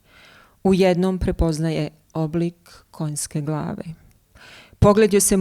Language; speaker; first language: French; non-native, fluent; Bosnian